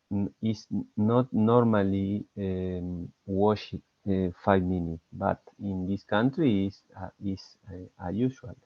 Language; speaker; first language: English; non-native, learner; Spanish